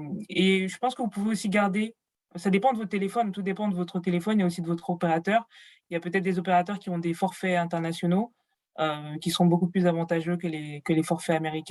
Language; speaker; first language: French; native; French